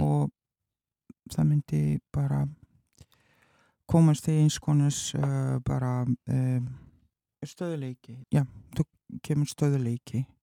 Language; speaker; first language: Icelandic; non-native, learner; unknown